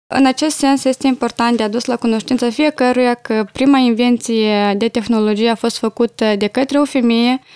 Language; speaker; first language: Romanian; native; Romanian